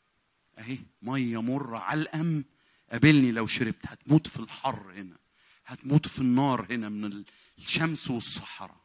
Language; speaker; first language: Arabic; native; Arabic